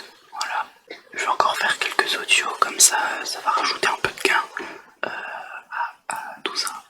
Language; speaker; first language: French; native; French